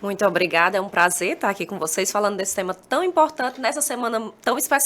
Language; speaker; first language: Portuguese; native; Portuguese